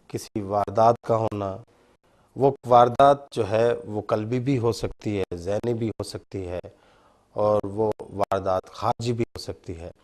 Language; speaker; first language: Urdu; non-native, local second language; Baluchi